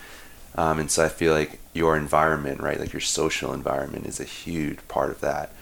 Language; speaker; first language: English; native; English